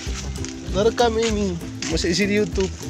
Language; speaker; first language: Indonesian; non-native, local second language; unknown